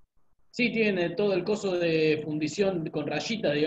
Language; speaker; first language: Spanish; native; Spanish